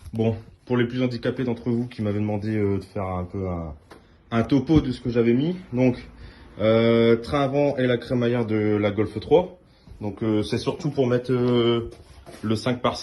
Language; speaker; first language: French; native; French